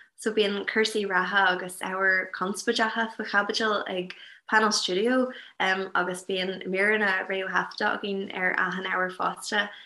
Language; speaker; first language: Irish; non-native, local second language; English